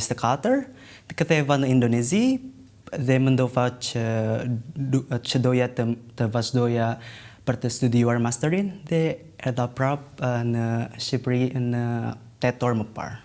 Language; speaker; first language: Albanian; non-native, learner; Indonesian